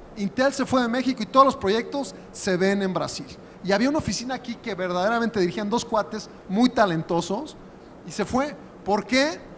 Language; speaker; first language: Spanish; native; Spanish